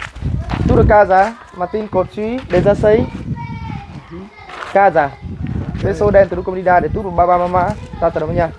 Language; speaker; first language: Portuguese; non-native, learner; Vietnamese